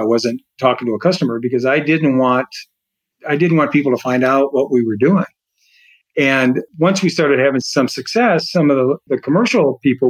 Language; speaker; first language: English; native; English